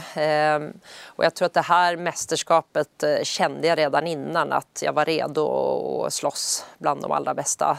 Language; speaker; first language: Swedish; native; Swedish